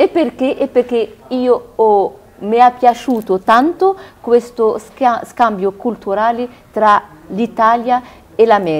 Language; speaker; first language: Italian; non-native, learner; Arabic